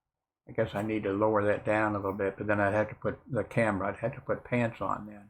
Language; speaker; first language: English; native; English